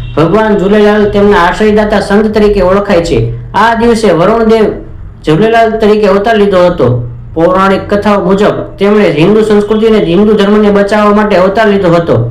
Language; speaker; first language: Gujarati; native; Gujarati